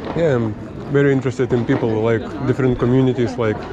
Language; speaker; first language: English; non-native, learner; Lithuanian